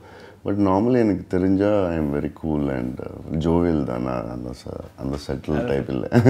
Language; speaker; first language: Tamil; non-native, learner; Telugu